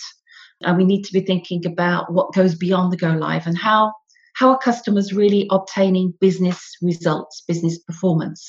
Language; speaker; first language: English; native; English